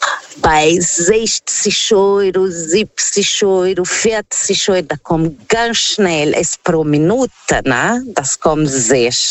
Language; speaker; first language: German; non-native, fluent; Portuguese